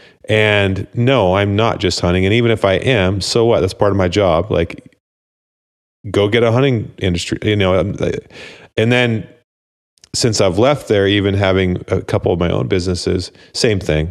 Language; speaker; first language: English; native; English